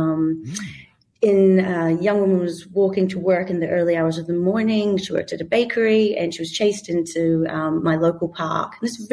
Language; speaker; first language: English; native; English